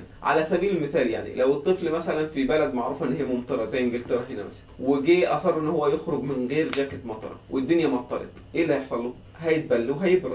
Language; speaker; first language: Arabic; native; Arabic